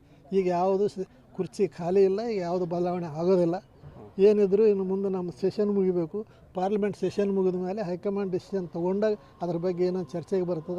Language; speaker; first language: Kannada; native; Kannada